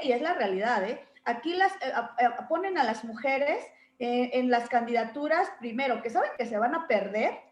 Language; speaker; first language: Spanish; native; Spanish